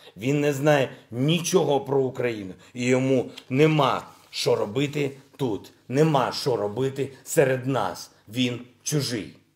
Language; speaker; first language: Ukrainian; non-native, local second language; Russian